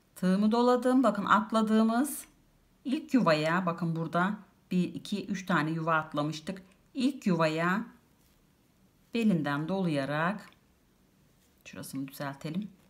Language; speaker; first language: Turkish; native; Turkish